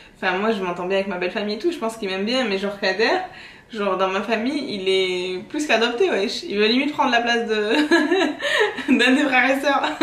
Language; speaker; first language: French; native; French